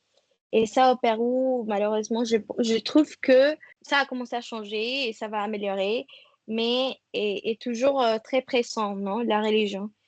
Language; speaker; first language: French; non-native, fluent; Spanish